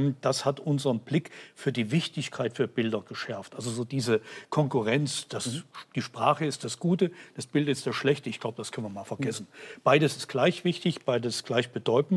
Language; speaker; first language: German; native; German